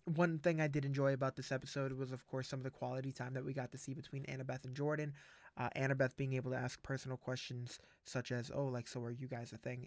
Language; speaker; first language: English; native; English